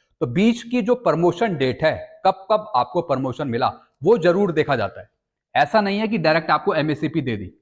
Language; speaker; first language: Hindi; native; Hindi